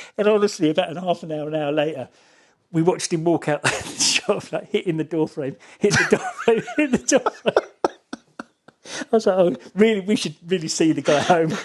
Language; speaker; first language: English; native; English